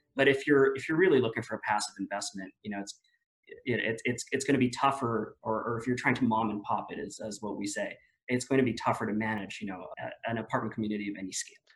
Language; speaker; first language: English; non-native, local second language; Filipino